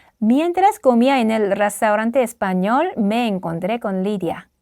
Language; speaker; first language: Spanish; non-native, fluent; Korean